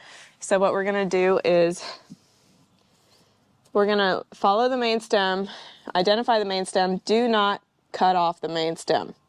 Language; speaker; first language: English; native; English